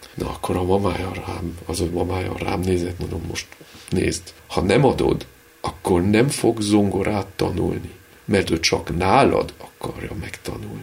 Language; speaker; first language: Hungarian; early bilingual, heritage; Hungarian